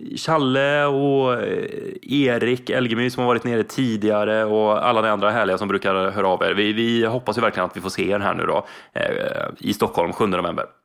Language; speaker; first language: Swedish; native; Swedish